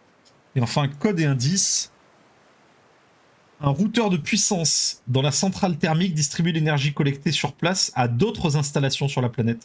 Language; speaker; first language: French; native; French